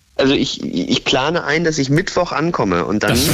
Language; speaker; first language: German; native; German